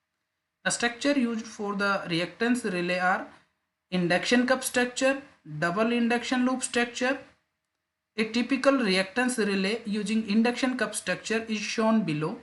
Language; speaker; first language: English; non-native, local second language; Hindi